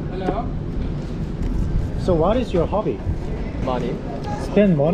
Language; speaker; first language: English; non-native, learner; Korean